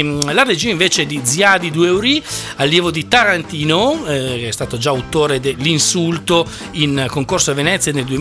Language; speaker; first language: Italian; native; Italian